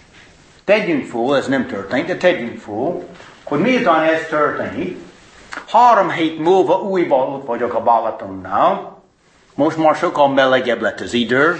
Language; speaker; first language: Hungarian; non-native, fluent; English